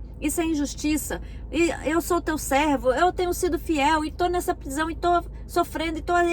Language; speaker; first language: Portuguese; native; Portuguese